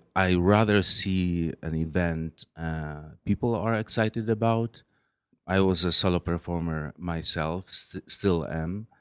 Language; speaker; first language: English; non-native, fluent; Polish